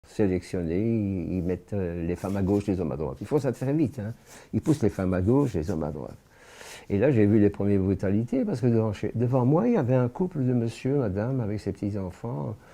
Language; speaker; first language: French; native; French